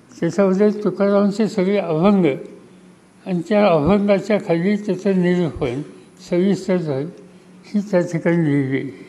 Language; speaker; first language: Marathi; native; Marathi